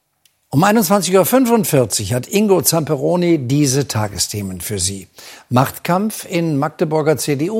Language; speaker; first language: German; native; German